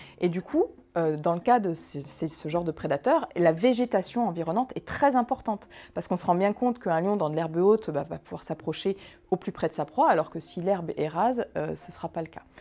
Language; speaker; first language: French; native; French